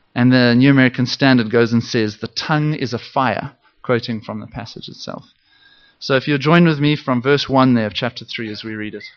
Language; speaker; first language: English; native; English